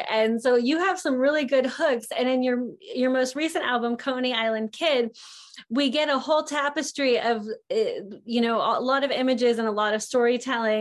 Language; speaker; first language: English; native; English